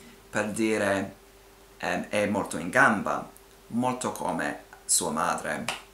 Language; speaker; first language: Italian; non-native, fluent; English